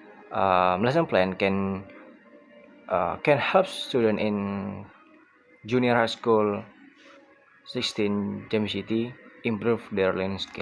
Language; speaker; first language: English; non-native, learner; Indonesian